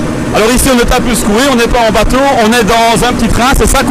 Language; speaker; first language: French; native; French